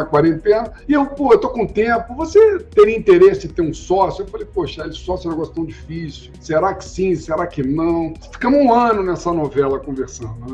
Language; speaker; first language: Portuguese; native; Portuguese